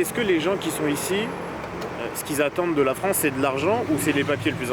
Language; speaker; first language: French; native; French